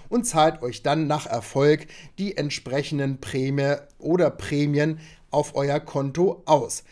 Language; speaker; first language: German; native; German